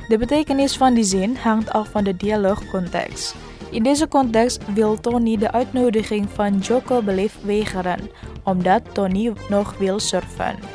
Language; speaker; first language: Dutch; non-native, fluent; Indonesian